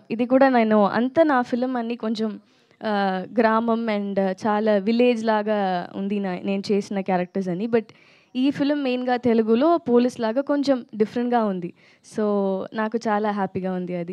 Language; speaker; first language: Telugu; non-native, learner; Tamil